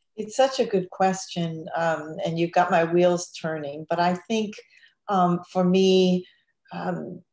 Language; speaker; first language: English; native; English